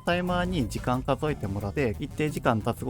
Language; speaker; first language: Japanese; native; Japanese